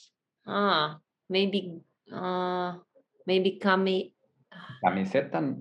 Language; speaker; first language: Spanish; non-native, learner; Russian